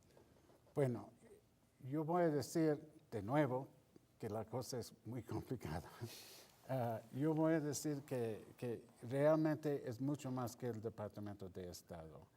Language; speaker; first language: Spanish; non-native, fluent; English